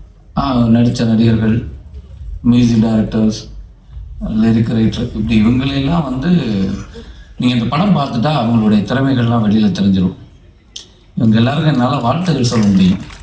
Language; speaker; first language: Tamil; native; Tamil